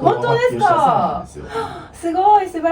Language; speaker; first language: Japanese; non-native, fluent; English